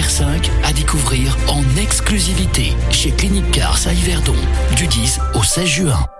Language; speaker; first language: French; native; French